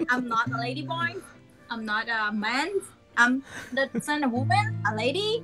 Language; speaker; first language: English; non-native, learner; Thai